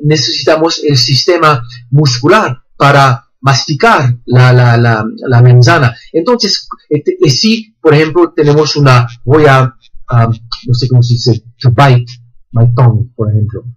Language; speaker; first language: Spanish; non-native, fluent; French